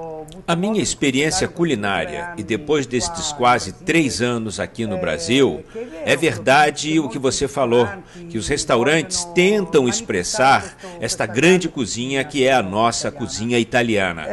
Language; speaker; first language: Portuguese; non-native, fluent; Italian